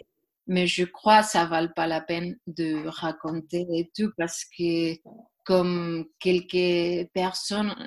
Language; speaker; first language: French; non-native, learner; Spanish